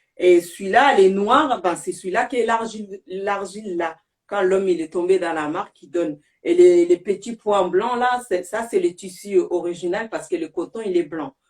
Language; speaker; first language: French; non-native, local second language; Bambara